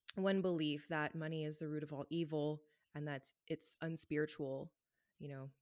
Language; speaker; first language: English; native; English